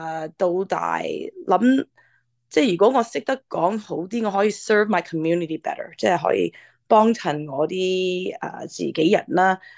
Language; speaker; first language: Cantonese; early bilingual, heritage; English